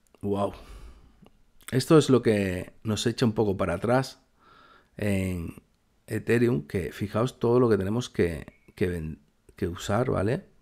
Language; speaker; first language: Spanish; native; Spanish